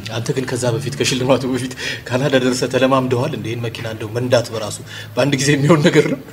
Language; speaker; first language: Amharic; native; Amharic